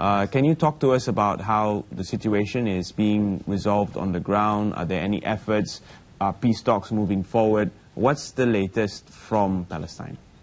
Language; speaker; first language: English; non-native, local second language; Malay